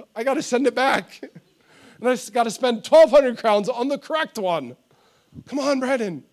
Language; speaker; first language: English; native; English